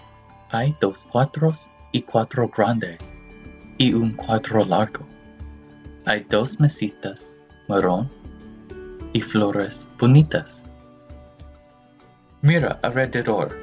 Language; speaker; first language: Spanish; non-native, learner; English